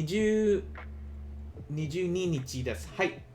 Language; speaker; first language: Japanese; non-native, learner; English